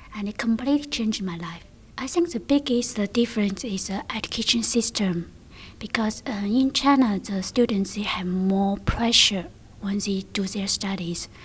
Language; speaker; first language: English; non-native, learner; Chinese